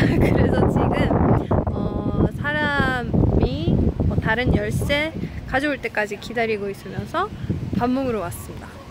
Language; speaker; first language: Korean; non-native, fluent; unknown